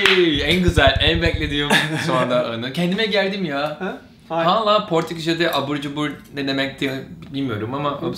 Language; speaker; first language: Turkish; non-native, fluent; Portuguese